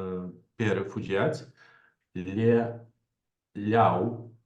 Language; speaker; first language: Romanian; non-native, learner; Ukrainian